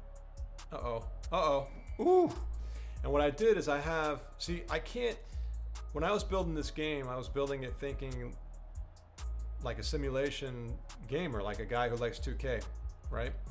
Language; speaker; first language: English; native; English